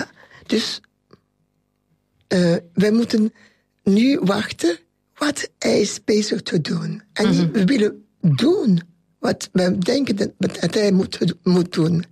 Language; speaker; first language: Dutch; non-native, local second language; French